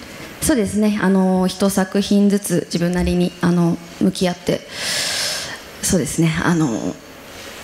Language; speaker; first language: Japanese; native; Japanese